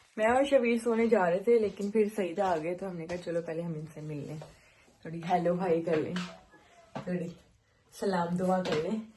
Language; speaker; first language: Urdu; native; Urdu